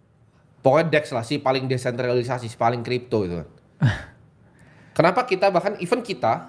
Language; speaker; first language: Indonesian; native; Indonesian